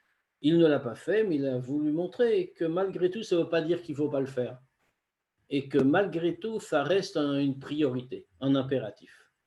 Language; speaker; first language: French; native; French